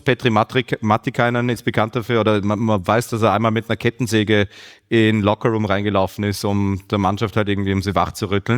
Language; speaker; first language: German; native; German